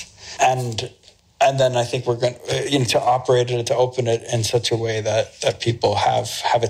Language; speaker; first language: English; native; English